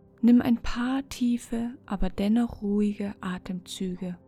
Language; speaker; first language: German; native; German